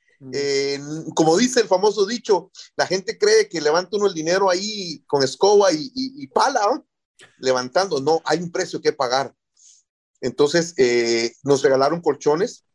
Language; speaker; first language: Spanish; native; Spanish